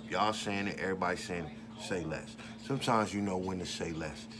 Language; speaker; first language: English; native; English